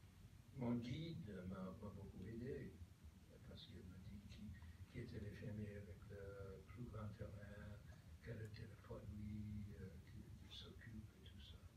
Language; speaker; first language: French; non-native, fluent; English